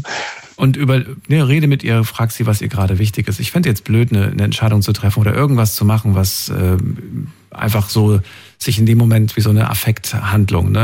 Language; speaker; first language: German; native; German